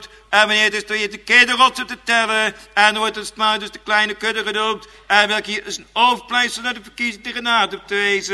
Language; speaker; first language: Dutch; native; Dutch